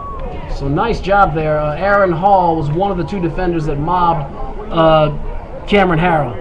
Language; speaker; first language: English; native; English